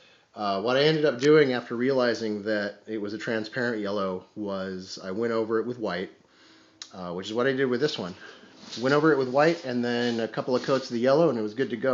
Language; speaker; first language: English; native; English